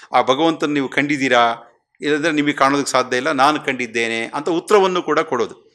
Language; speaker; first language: Kannada; native; Kannada